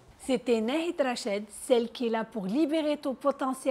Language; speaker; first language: French; non-native, local second language; Arabic